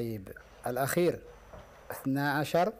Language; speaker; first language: Arabic; non-native, fluent; Indonesian